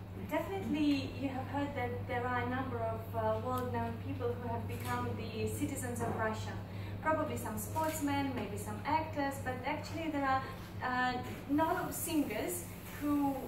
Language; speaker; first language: English; non-native, fluent; Russian